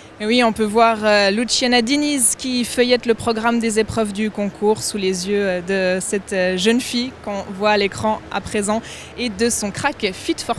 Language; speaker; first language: French; native; French